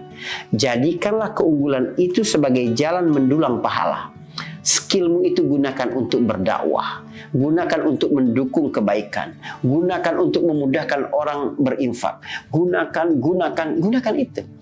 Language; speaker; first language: Indonesian; native; Indonesian